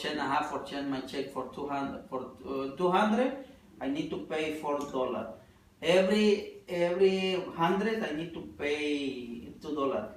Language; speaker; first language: English; non-native, learner; Spanish